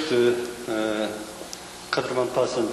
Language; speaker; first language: French; non-native, learner; Japanese